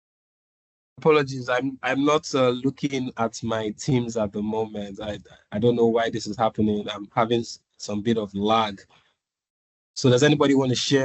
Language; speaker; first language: English; non-native, local second language; Yoruba